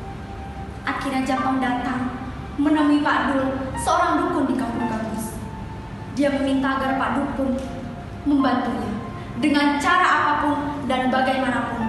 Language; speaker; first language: Indonesian; native; Indonesian